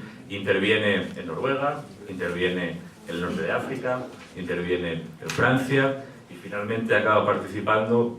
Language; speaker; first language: Spanish; native; Spanish